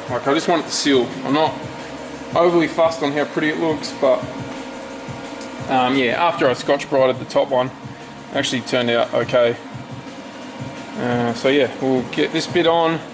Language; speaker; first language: English; native; English